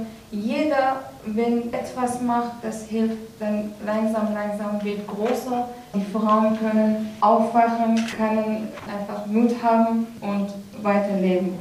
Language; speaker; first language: German; non-native, learner; Persian